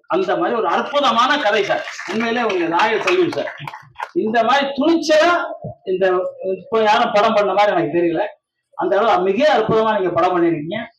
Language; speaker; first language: Tamil; native; Tamil